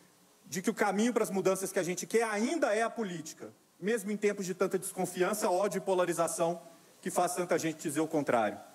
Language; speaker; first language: Portuguese; native; Portuguese